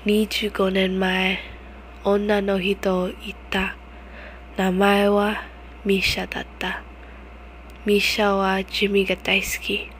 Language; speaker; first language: Japanese; non-native, learner; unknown